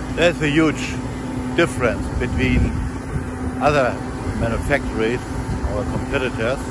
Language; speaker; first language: English; non-native, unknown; German